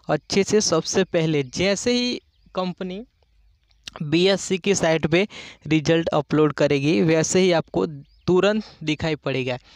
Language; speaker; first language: Hindi; non-native, local second language; Gujarati